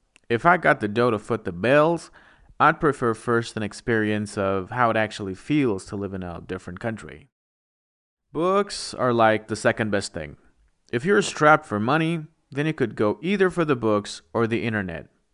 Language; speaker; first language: English; non-native, fluent; Persian